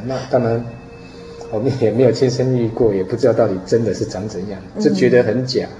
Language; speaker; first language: Chinese; native; Chinese